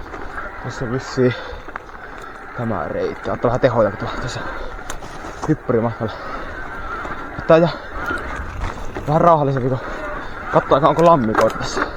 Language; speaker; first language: Finnish; native; Finnish